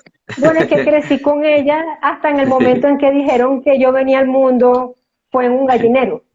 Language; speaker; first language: Spanish; native; Spanish